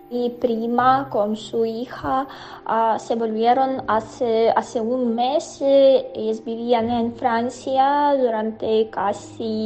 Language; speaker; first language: Spanish; non-native, fluent; Ukrainian